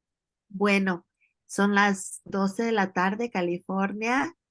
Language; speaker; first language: Spanish; early bilingual, heritage; Spanish